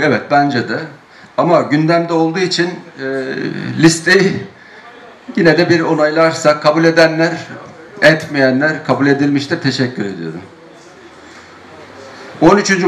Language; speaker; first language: Turkish; native; Turkish